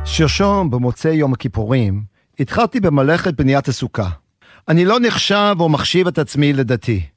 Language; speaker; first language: Hebrew; non-native, fluent; English